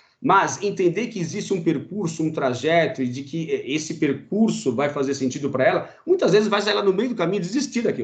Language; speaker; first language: Portuguese; native; Portuguese